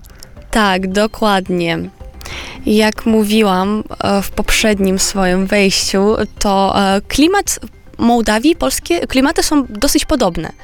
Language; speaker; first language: Polish; non-native, fluent; Romanian